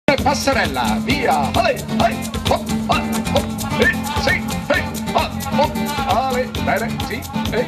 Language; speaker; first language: Italian; native; Italian